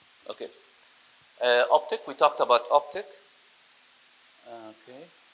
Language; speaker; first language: English; non-native, fluent; Arabic